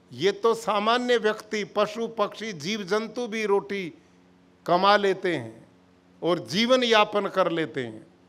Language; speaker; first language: Hindi; native; Hindi